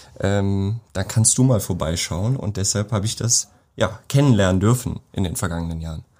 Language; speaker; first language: German; native; German